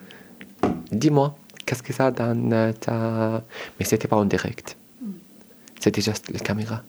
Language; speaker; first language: French; non-native, learner; Arabic